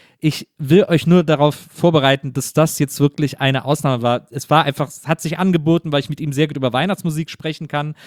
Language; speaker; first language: German; native; German